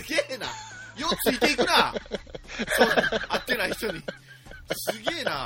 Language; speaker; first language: Japanese; native; Japanese